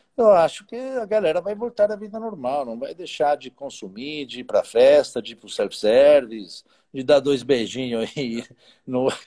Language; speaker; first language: Portuguese; non-native, fluent; Italian